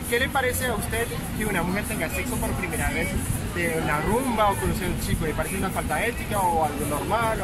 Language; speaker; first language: Spanish; non-native, fluent; French